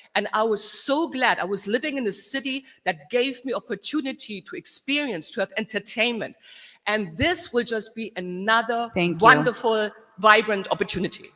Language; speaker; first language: English; non-native, fluent; German